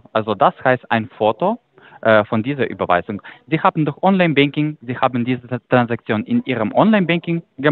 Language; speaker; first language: German; non-native, fluent; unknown